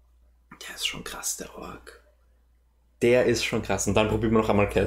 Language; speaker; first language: German; native; German